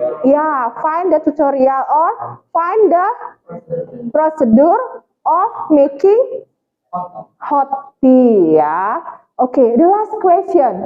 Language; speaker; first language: English; non-native, fluent; Indonesian